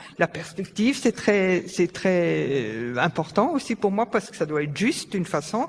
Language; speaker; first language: French; non-native, fluent; German